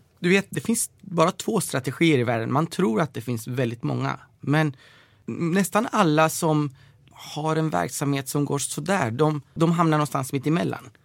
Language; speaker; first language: Swedish; early bilingual, other home language; Persian